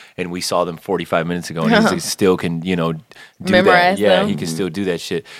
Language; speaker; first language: English; native; English